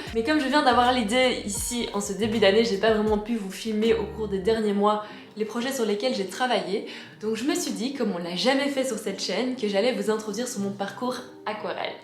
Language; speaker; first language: French; native; French